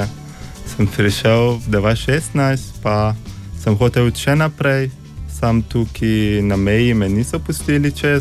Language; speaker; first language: Slovenian; non-native, fluent; Persian